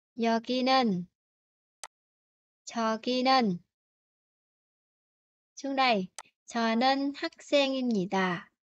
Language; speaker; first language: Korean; non-native, fluent; Vietnamese